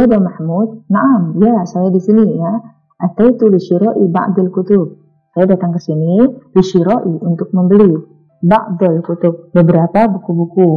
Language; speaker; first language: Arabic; non-native, fluent; Indonesian